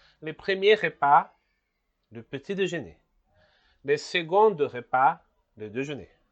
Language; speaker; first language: French; non-native, learner; Portuguese